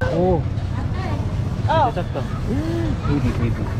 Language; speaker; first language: English; non-native, learner; Korean